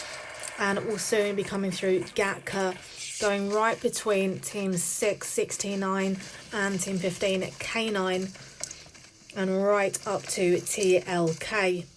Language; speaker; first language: English; native; English